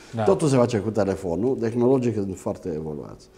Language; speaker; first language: Romanian; native; Romanian